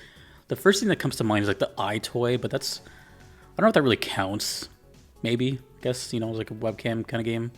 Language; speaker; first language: English; native; English